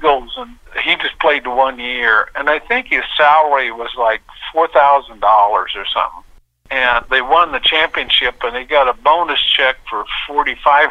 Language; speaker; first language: English; native; English